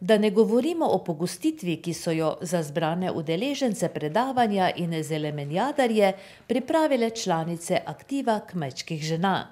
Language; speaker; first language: Slovenian; native; Slovenian